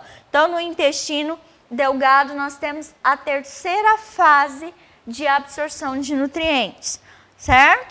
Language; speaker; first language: Portuguese; native; Portuguese